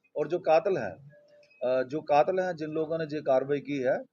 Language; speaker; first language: Hindi; non-native, local second language; Punjabi